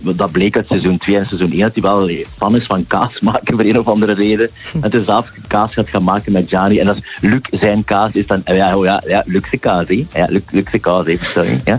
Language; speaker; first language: Dutch; native; Dutch